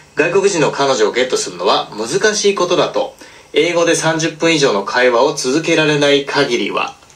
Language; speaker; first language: Japanese; native; Japanese